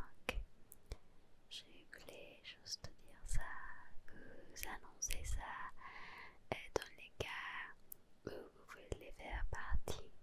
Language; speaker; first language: French; non-native, learner; Spanish